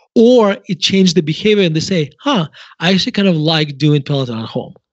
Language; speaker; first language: English; non-native, fluent; Russian